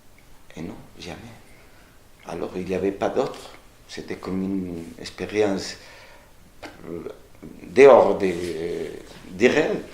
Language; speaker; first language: French; non-native, fluent; Spanish